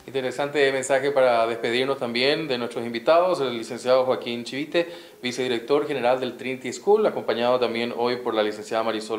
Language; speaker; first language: Spanish; native; Spanish